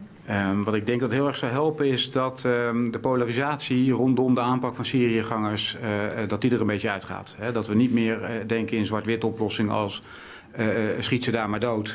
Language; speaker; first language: Dutch; native; Dutch